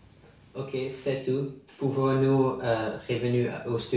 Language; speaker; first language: French; non-native, learner; Dutch